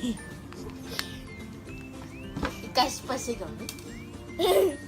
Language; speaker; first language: Japanese; early bilingual, heritage; Japanese